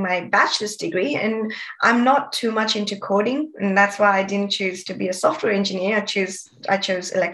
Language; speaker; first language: English; non-native, local second language; Nepali